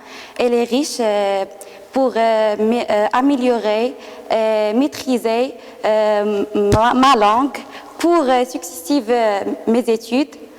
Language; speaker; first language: French; non-native, learner; Arabic